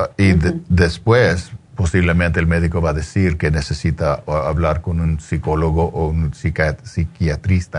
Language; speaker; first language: Spanish; early bilingual, heritage; Spanish